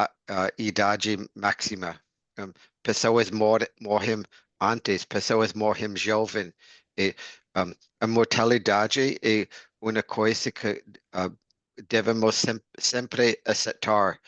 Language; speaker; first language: Portuguese; non-native, learner; English